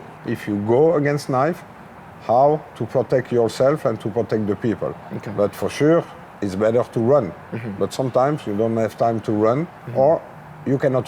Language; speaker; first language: English; non-native, learner; French